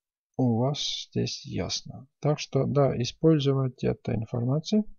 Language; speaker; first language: Russian; non-native, fluent; Estonian